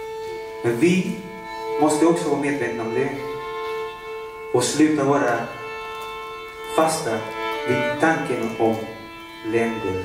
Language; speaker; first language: Swedish; non-native, fluent; Spanish